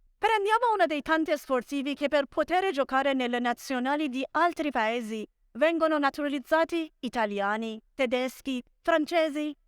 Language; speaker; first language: Italian; non-native, fluent; Persian